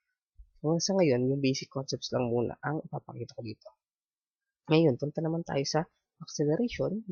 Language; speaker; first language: Filipino; native; Filipino